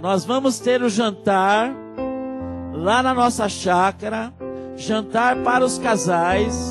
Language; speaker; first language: Portuguese; native; Portuguese